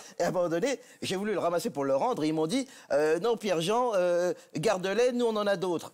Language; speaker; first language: French; native; French